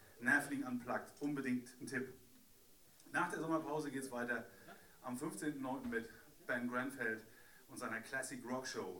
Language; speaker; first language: German; native; German